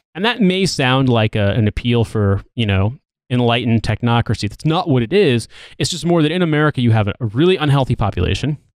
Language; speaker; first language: English; native; English